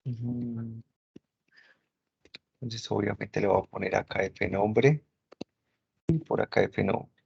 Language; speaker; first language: Spanish; native; Spanish